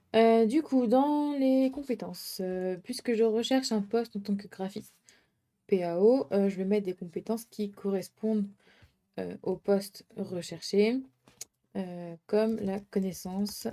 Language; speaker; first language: French; native; French